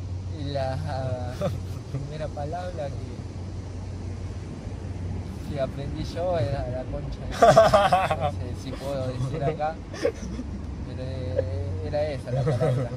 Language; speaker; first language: Spanish; non-native, fluent; Japanese